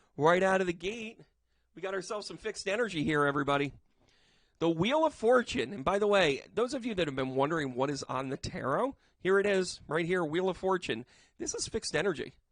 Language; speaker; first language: English; native; English